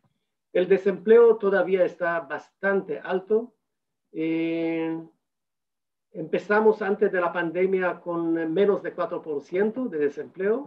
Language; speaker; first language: Spanish; non-native, fluent; Hebrew